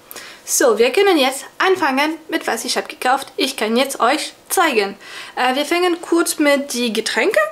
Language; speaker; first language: German; non-native, fluent; French